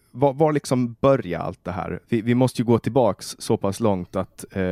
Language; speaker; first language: Swedish; native; Swedish